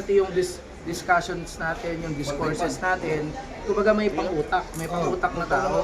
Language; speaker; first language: Filipino; native; Filipino